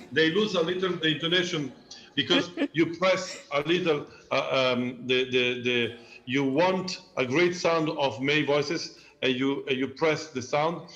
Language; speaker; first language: English; non-native, learner; Italian